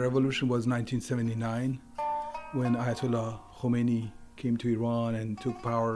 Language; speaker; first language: English; non-native, fluent; Persian